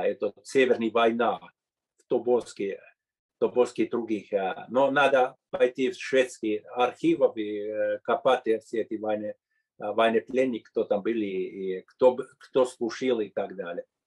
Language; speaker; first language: Russian; non-native, fluent; Finnish